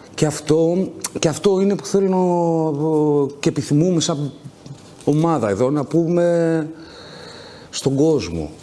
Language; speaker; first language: Greek; native; Greek